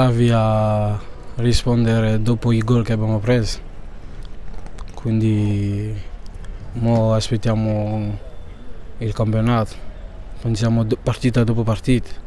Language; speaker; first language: Italian; non-native, fluent; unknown